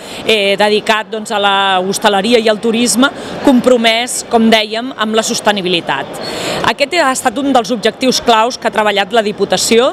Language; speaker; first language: Catalan; native; Catalan